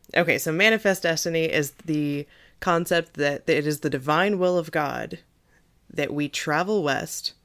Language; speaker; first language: English; native; English